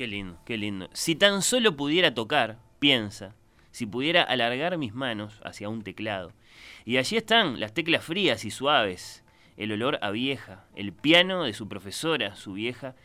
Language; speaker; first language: Spanish; native; Spanish